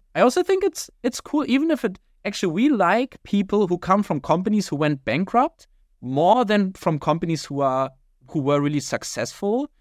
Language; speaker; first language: English; non-native, fluent; German